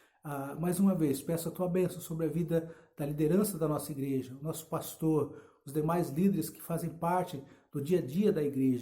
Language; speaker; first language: Portuguese; native; Portuguese